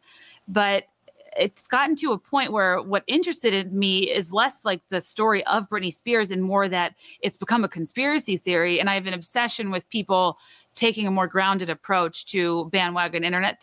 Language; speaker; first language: English; native; English